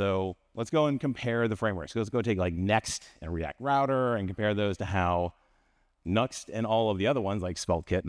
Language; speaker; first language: English; native; English